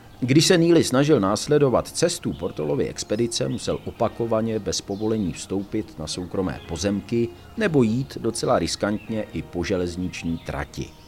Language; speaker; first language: Czech; native; Czech